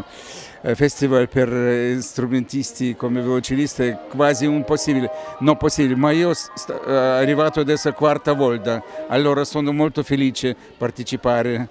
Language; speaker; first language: Italian; non-native, learner; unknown